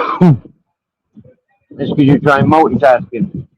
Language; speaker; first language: English; native; English